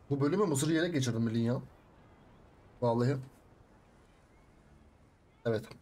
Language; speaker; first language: Turkish; native; Turkish